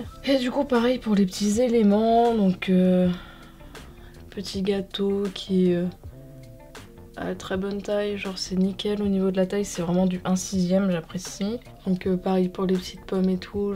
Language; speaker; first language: French; native; French